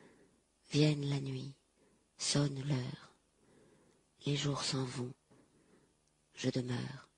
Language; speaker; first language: French; native; French